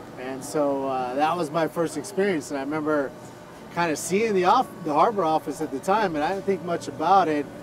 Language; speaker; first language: English; native; English